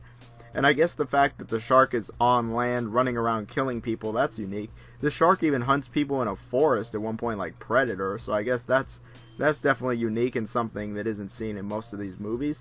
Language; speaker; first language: English; native; English